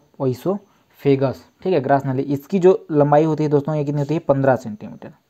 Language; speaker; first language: Hindi; native; Hindi